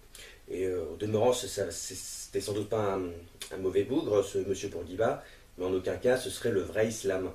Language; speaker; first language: French; native; French